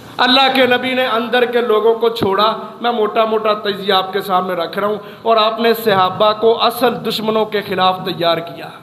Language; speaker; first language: Urdu; non-native, local second language; Punjabi